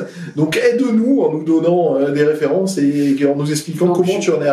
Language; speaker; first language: French; native; French